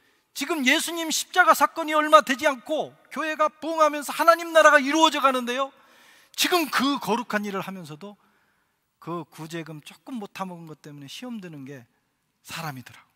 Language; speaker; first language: Korean; native; Korean